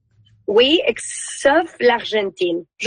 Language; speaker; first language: French; non-native, learner; Spanish